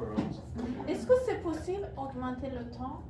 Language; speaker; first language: French; non-native, learner; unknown